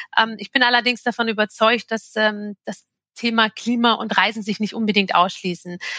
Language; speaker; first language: German; early bilingual, other home language; Turkish